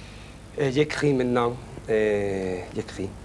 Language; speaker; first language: French; non-native, learner; Spanish